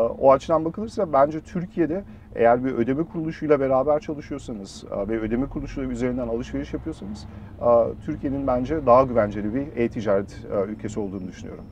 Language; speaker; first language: Turkish; early bilingual, heritage; Turkish